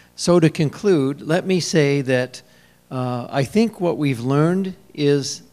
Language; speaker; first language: English; native; English